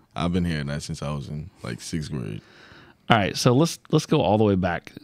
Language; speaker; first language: English; native; English